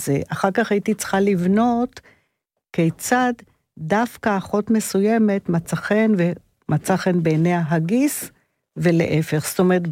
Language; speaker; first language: Hebrew; native; Hebrew